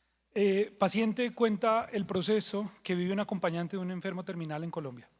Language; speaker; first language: Spanish; native; Spanish